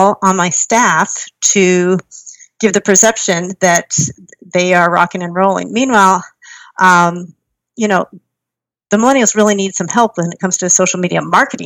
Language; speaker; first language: English; native; English